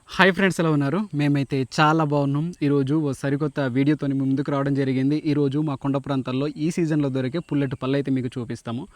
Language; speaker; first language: Telugu; native; Telugu